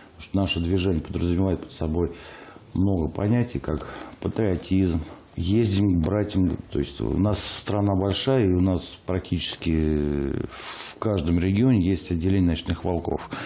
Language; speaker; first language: Russian; native; Russian